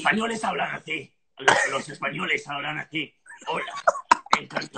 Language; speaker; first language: Spanish; non-native, fluent; French